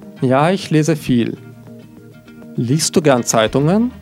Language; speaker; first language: German; non-native, fluent; Russian